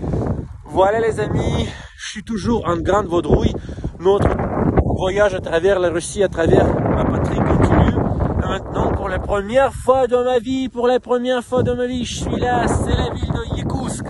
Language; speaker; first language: French; non-native, fluent; Russian